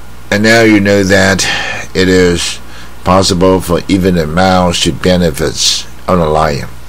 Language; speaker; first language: English; non-native, fluent; Chinese